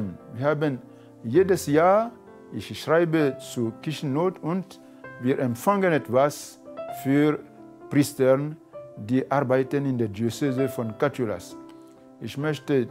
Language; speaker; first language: German; non-native, learner; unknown